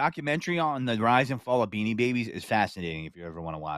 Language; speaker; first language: English; native; English